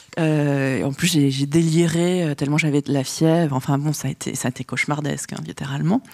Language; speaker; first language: French; early bilingual, other home language; Vietnamese